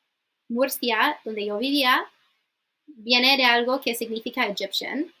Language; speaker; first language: Spanish; non-native, fluent; English